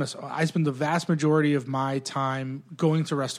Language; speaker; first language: English; native; English